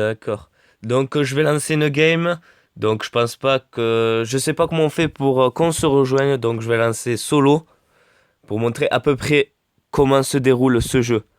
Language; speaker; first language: French; native; French